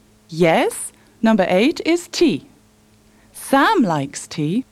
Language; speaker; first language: English; native; English